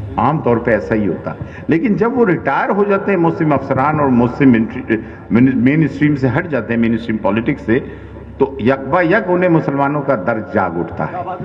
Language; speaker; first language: Urdu; native; Urdu